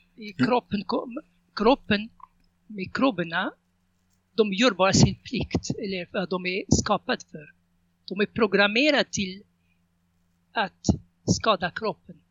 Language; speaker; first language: Swedish; non-native, fluent; Arabic